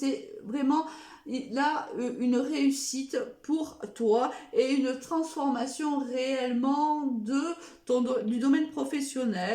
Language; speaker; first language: French; native; French